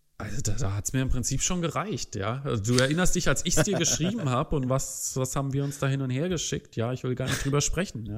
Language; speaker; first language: German; native; German